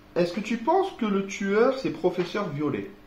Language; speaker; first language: French; native; French